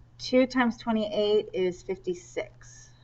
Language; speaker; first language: English; native; English